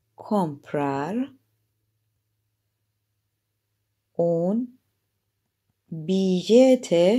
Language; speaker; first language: Spanish; non-native, fluent; Persian